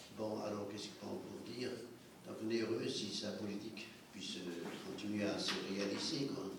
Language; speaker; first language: French; non-native, fluent; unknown